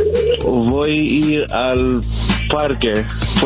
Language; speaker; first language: Spanish; non-native, learner; English